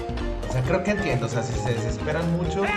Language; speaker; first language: Spanish; native; Spanish